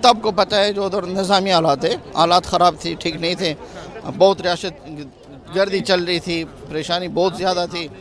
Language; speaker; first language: Hindi; non-native, fluent; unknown